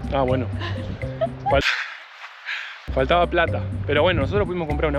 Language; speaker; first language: Spanish; native; Spanish